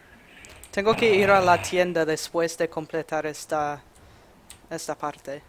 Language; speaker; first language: Spanish; non-native, learner; English